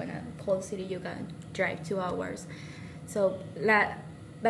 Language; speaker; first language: English; non-native, learner; Spanish